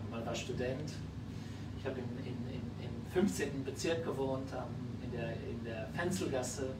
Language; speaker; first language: German; non-native, local second language; Luxembourgish